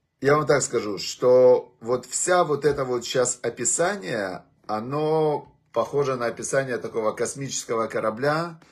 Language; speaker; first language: Russian; native; Russian